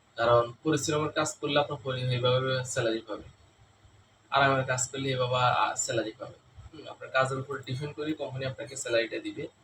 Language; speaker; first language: Bangla; native; Bangla